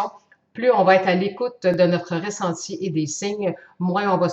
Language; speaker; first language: French; native; French